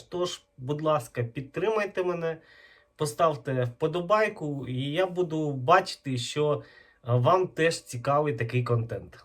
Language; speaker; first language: Ukrainian; non-native, local second language; Russian